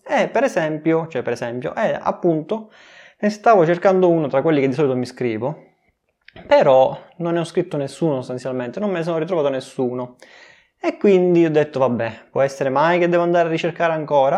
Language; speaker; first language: Italian; native; Italian